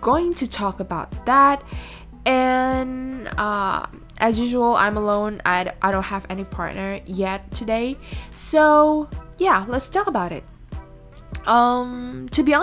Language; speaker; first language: English; non-native, fluent; Indonesian